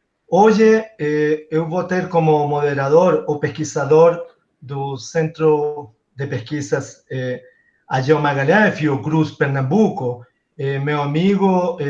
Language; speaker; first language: Portuguese; non-native, fluent; Spanish